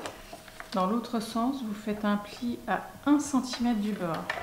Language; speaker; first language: French; native; French